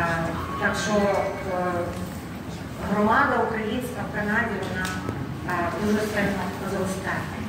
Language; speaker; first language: Ukrainian; native; Ukrainian